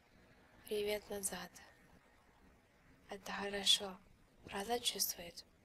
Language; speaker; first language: Russian; early bilingual, heritage; Russian